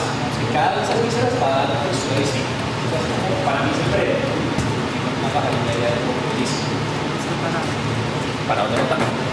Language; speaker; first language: Spanish; native; Spanish